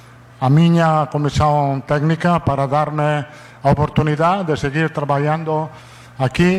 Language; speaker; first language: Portuguese; non-native, fluent; Italian